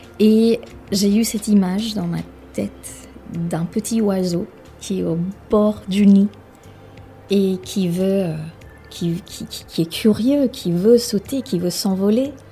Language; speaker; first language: French; non-native, fluent; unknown